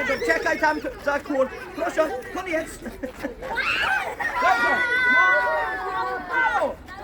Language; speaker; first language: Polish; non-native, learner; English